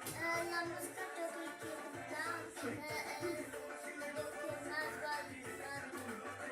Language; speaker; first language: Spanish; non-native, learner; Portuguese